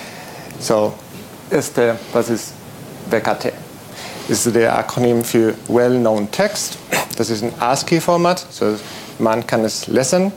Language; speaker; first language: German; non-native, fluent; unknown